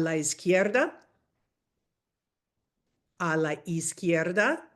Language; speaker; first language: Spanish; non-native, fluent; English